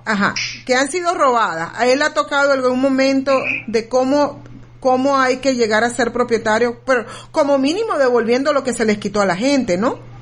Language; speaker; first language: Spanish; native; Spanish